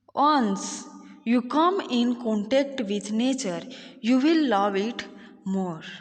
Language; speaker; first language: English; non-native, local second language; Gujarati